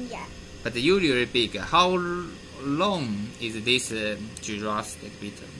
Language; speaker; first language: English; non-native, fluent; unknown